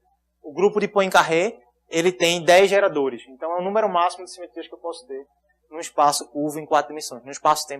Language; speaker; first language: Portuguese; native; Portuguese